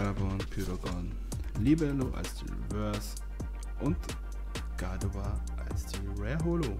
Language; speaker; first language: German; native; German